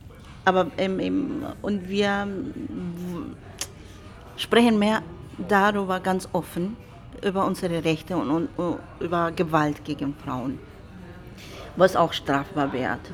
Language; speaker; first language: German; non-native, fluent; Spanish